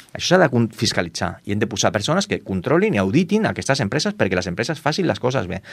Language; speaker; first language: Catalan; non-native, local second language; Spanish